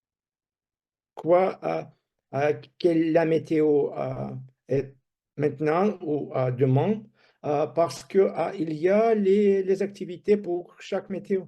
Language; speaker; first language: French; non-native, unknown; Russian